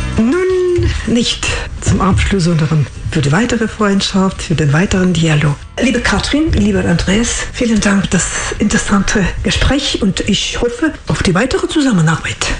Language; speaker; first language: German; non-native, fluent; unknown